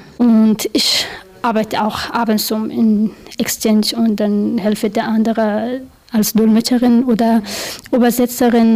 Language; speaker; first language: German; non-native, learner; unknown